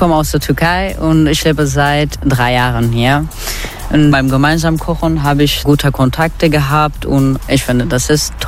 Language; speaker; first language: German; non-native, learner; Turkish